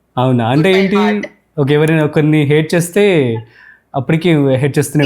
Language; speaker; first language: Telugu; native; Telugu